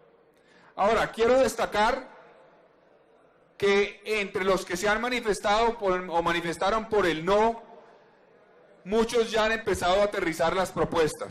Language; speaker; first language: Spanish; native; Spanish